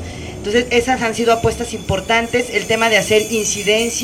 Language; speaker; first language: Spanish; native; Spanish